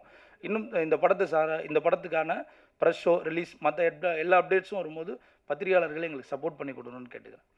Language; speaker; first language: Tamil; native; Tamil